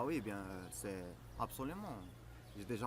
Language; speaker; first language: French; non-native, learner; Arabic